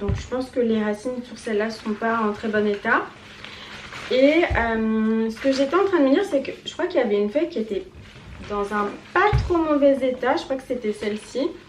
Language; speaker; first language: French; native; French